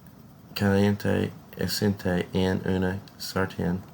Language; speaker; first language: Spanish; non-native, learner; English